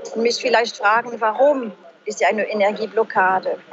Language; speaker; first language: German; non-native, fluent; French